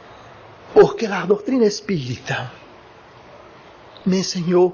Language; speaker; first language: Spanish; non-native, learner; Portuguese